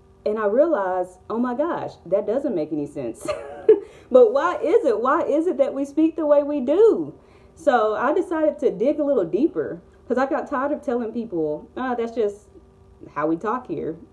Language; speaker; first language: English; native; English